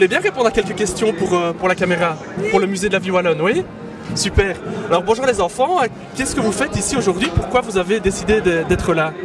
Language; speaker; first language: French; native; French